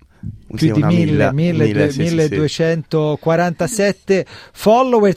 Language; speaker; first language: Italian; native; Italian